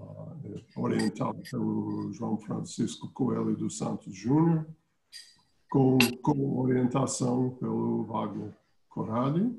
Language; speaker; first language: Portuguese; non-native, fluent; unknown